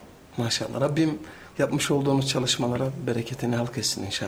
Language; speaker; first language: Turkish; native; Turkish